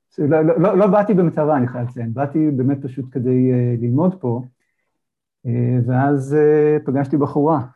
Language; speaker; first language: Hebrew; native; Hebrew